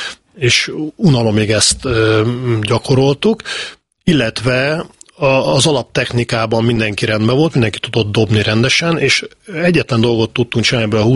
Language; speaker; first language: Hungarian; native; Hungarian